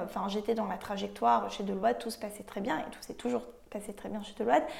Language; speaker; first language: French; native; French